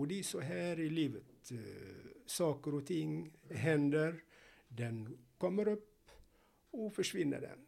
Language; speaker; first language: Swedish; non-native, fluent; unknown